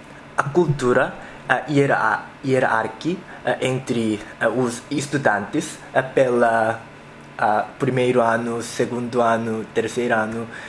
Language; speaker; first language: Portuguese; non-native, learner; Korean